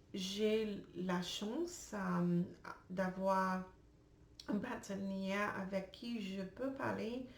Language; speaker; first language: French; non-native, learner; English